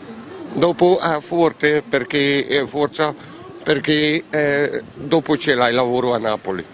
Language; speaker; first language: Italian; non-native, learner; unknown